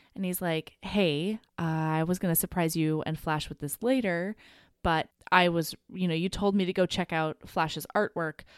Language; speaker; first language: English; native; English